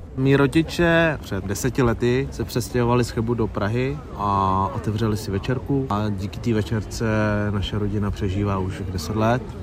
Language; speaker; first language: Czech; early bilingual, other home language; Vietnamese